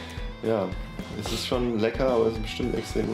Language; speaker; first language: German; native; German